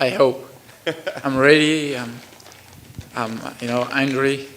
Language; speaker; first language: English; non-native, learner; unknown